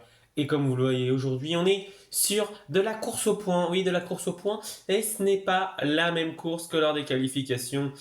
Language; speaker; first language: French; native; French